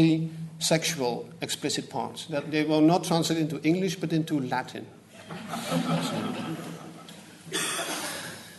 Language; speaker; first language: English; non-native, fluent; Dutch